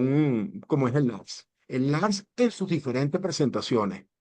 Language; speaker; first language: Spanish; native; Spanish